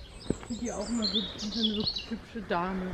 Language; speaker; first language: German; native; German